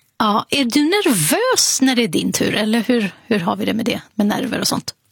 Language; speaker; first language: Swedish; native; Swedish